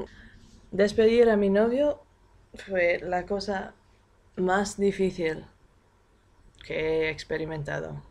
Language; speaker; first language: Spanish; non-native, fluent; English